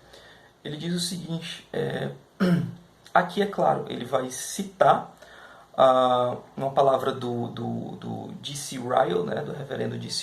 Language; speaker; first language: Portuguese; native; Portuguese